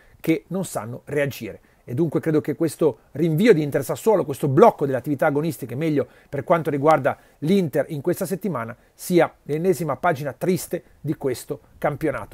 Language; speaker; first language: Italian; native; Italian